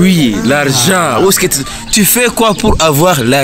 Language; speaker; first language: French; non-native, learner; Rundi